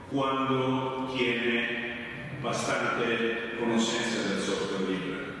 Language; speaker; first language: Spanish; non-native, fluent; Italian